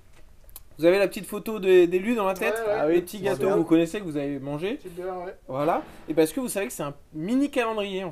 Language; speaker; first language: French; native; French